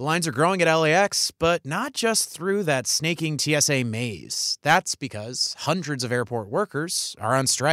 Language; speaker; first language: English; native; English